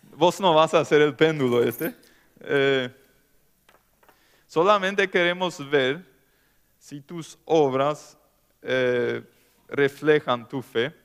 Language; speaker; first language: Spanish; non-native, local second language; German